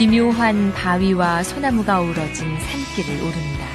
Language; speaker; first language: Korean; native; Korean